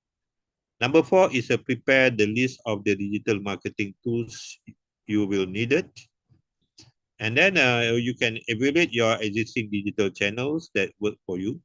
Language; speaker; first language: English; non-native, local second language; Malay